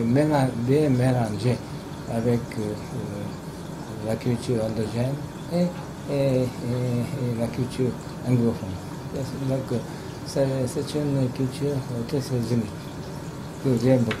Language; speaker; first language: French; non-native, fluent; Japanese